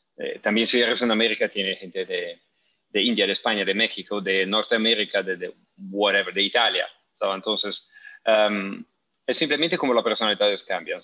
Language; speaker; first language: Spanish; non-native, fluent; Italian